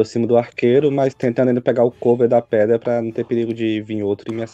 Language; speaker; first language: Portuguese; native; Portuguese